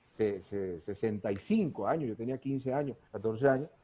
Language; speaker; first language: Spanish; native; Spanish